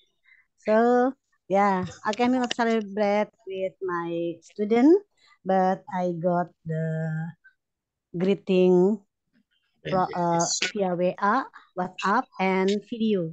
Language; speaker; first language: English; non-native, learner; Indonesian